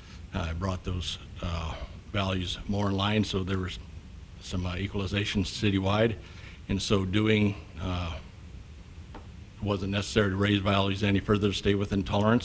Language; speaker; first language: English; native; English